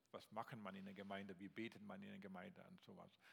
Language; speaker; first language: German; non-native, learner; Danish